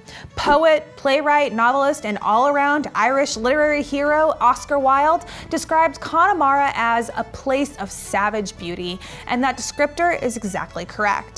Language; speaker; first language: English; native; English